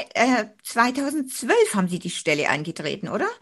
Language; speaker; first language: German; native; German